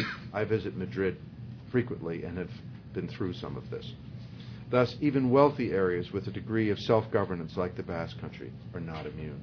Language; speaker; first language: English; native; English